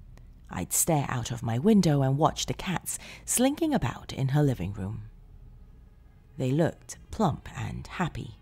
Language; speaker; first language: English; native; English